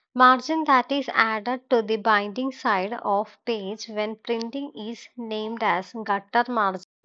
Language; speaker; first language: English; non-native, local second language; Malayalam